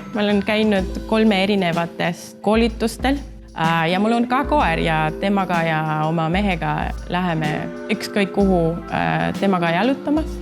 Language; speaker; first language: Estonian; non-native, learner; Spanish